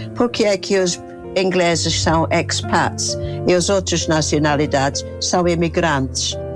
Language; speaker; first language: Portuguese; non-native, fluent; English